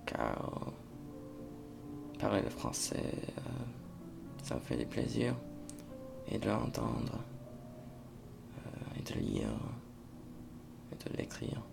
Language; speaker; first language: French; non-native, fluent; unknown